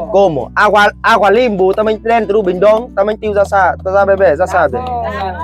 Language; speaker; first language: Portuguese; non-native, learner; Vietnamese